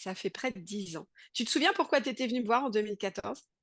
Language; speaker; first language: French; native; French